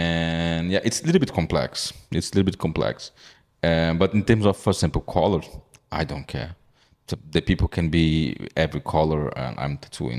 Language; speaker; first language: English; non-native, fluent; Portuguese